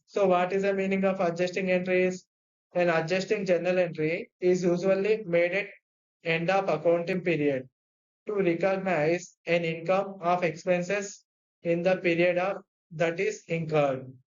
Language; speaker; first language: English; non-native, local second language; Telugu